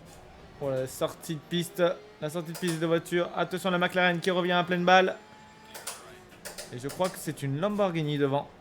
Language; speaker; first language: French; native; French